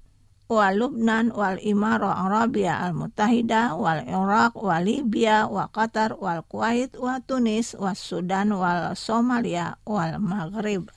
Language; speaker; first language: Arabic; non-native, fluent; Indonesian